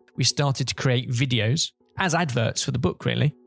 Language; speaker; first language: English; native; English